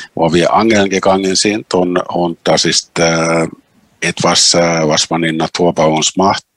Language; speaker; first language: German; non-native, fluent; Finnish